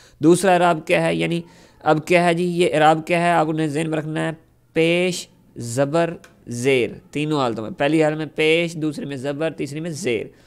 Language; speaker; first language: Urdu; non-native, local second language; Punjabi